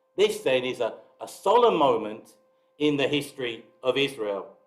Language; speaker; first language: English; native; English